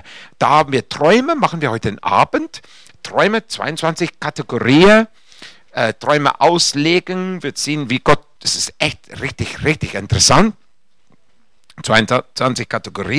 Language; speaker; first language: German; non-native, fluent; English